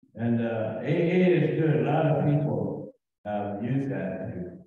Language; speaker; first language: English; native; English